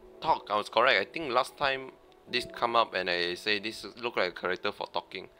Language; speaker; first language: English; non-native, learner; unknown